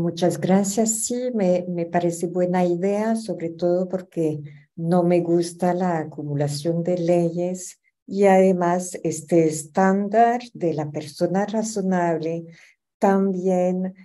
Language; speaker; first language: Spanish; non-native, fluent; French